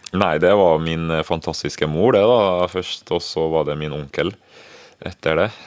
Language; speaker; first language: Norwegian; early bilingual, other home language; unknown